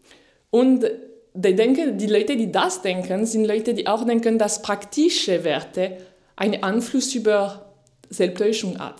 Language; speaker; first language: German; non-native, fluent; French